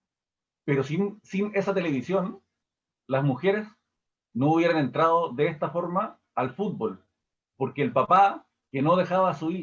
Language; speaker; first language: Spanish; native; Spanish